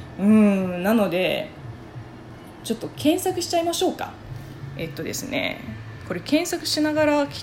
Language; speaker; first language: Japanese; non-native, fluent; Chinese